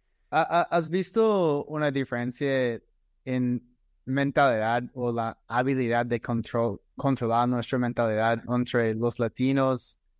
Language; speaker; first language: Spanish; non-native, fluent; English